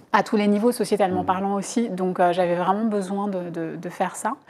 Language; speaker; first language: French; native; French